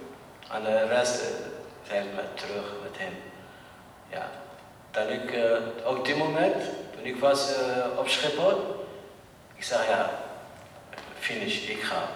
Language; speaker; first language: Dutch; non-native, learner; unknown